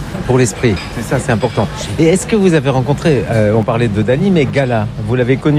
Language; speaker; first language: French; native; French